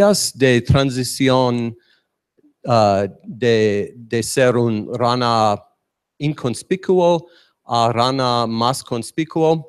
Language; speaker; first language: Spanish; non-native, learner; English